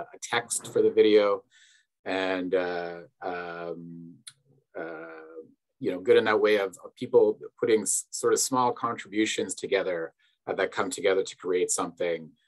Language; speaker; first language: English; native; English